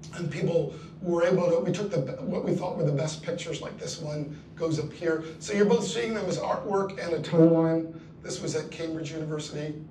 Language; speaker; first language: English; native; English